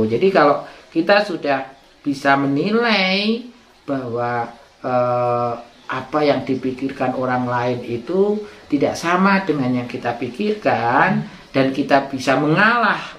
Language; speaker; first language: Indonesian; native; Indonesian